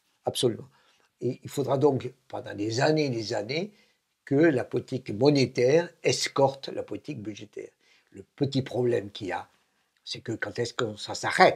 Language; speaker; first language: French; native; French